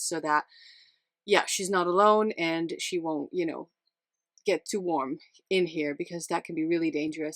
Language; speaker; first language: English; non-native, fluent; Dutch